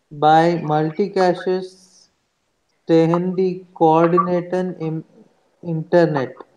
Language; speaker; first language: German; non-native, learner; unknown